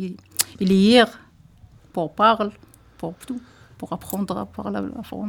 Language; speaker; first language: French; non-native, learner; Arabic